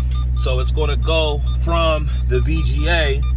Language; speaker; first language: English; native; English